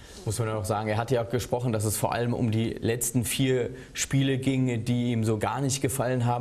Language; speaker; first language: German; native; German